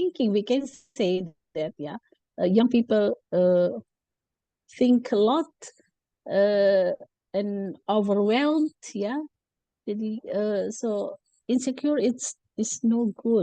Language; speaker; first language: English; non-native, learner; Indonesian